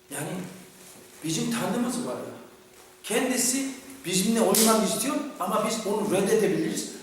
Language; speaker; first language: Turkish; non-native, fluent; Korean